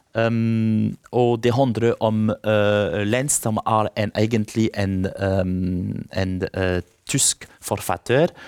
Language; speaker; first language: Norwegian; non-native, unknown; French